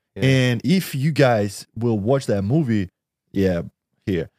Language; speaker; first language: English; non-native, learner; Russian